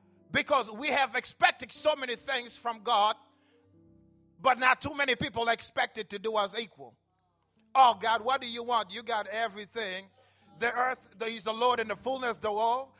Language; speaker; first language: English; non-native, fluent; Haitian Creole